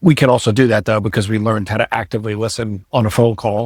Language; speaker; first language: English; native; English